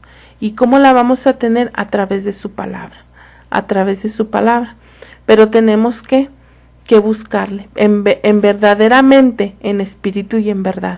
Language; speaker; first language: Spanish; native; Spanish